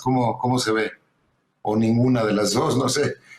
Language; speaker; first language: Spanish; native; Spanish